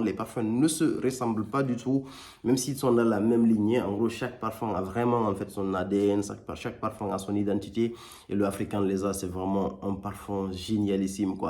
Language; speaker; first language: French; native; French